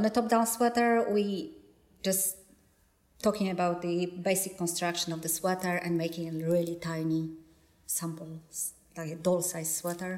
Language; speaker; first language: English; non-native, fluent; Polish